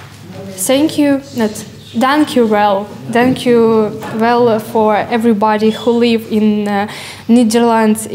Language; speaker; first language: English; non-native, learner; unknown